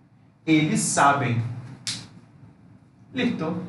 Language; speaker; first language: Portuguese; non-native, fluent; Spanish